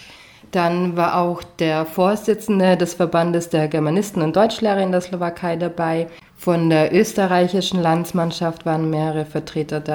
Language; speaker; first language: German; native; German